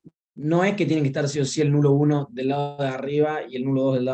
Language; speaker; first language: Spanish; native; Spanish